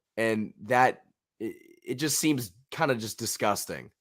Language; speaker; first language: English; native; English